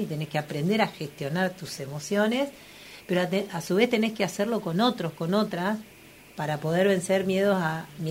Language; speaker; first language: Spanish; native; Spanish